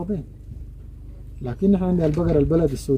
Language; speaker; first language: Arabic; native; Arabic